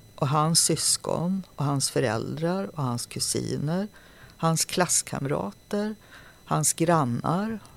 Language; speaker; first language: Swedish; native; Swedish